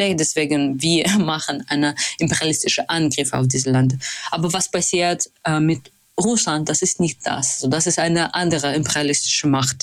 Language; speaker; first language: German; non-native, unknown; Russian